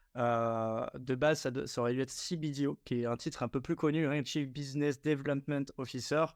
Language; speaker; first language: French; native; French